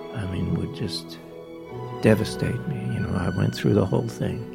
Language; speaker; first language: English; native; English